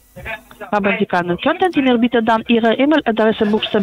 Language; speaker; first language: German; non-native, fluent; Polish